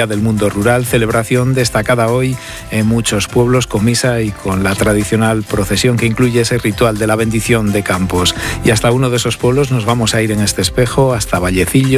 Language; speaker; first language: Spanish; native; Spanish